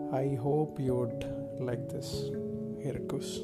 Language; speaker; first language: English; non-native, local second language; Malayalam